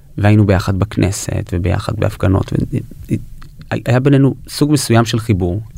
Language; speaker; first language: Hebrew; early bilingual, heritage; Hebrew